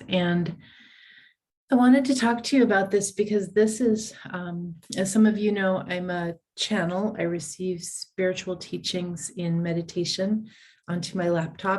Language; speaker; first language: English; native; English